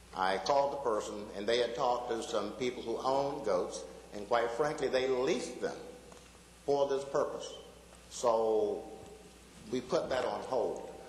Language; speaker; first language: English; native; English